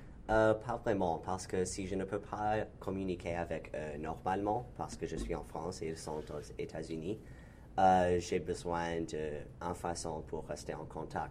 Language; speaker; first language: French; non-native, learner; English